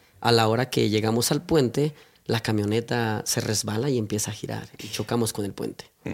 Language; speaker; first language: Spanish; native; Spanish